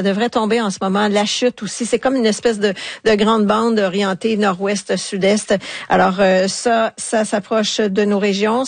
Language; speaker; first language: French; native; French